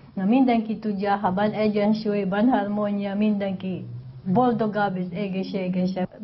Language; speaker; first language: Hungarian; non-native, learner; Filipino